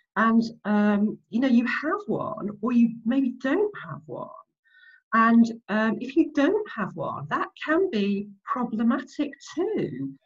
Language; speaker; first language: English; native; English